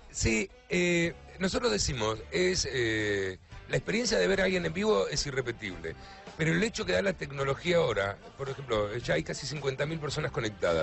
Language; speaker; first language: Spanish; native; Spanish